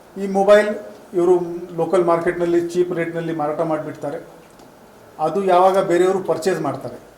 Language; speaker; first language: Kannada; non-native, fluent; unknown